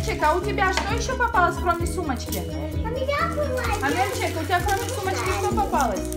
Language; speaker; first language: Russian; native; Russian